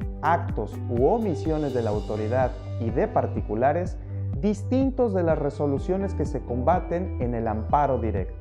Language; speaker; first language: Spanish; native; Spanish